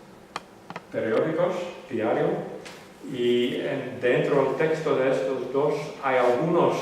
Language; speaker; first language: Spanish; non-native, fluent; Western Frisian